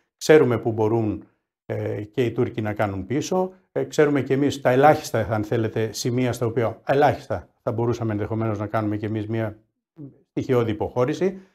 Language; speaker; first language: Greek; native; Greek